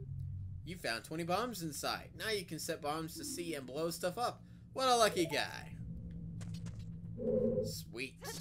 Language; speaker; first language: English; native; English